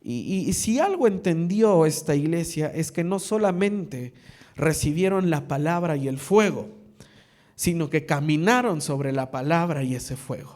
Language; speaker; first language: Spanish; native; Spanish